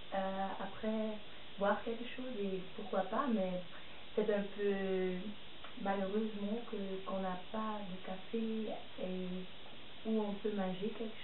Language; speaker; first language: French; non-native, learner; Dutch